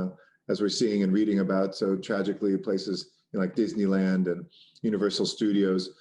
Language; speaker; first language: English; native; English